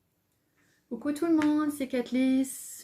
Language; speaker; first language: French; native; French